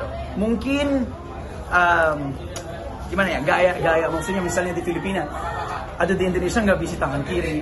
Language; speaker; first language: Indonesian; non-native, fluent; Filipino